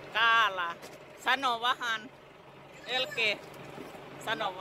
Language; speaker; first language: Finnish; non-native, learner; Thai